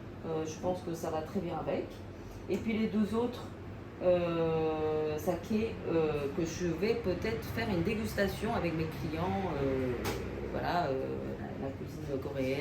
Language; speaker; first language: French; non-native, learner; Korean